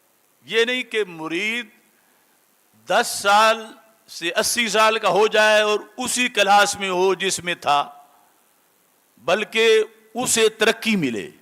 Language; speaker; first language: Urdu; native; Urdu